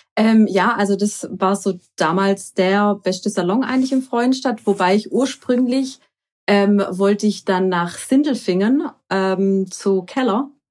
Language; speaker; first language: German; early bilingual, other home language; Croatian